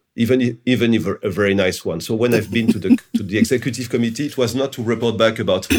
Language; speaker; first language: English; non-native, fluent; French